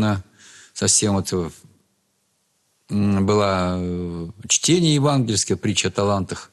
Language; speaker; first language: Russian; native; Russian